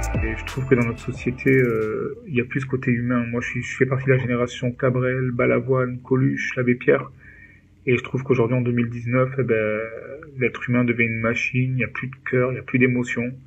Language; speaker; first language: French; native; French